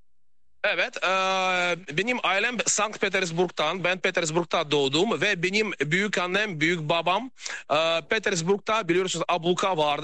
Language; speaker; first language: Turkish; non-native, learner; Russian